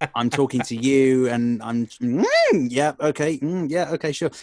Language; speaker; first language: English; native; English